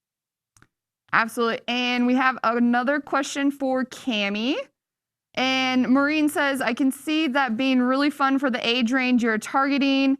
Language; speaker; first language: English; native; English